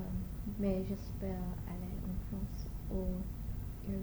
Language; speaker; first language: French; non-native, learner; English